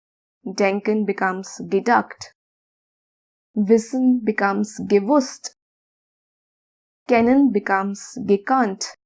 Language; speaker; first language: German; non-native, fluent; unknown